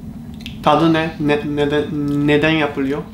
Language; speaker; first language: Turkish; non-native, learner; Japanese